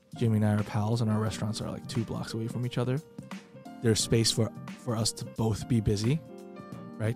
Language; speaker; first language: English; non-native, fluent; Chinese